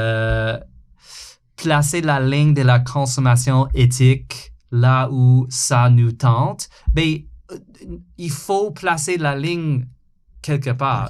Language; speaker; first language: French; non-native, fluent; English